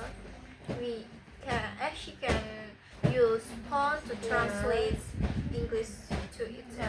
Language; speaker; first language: English; non-native, learner; Indonesian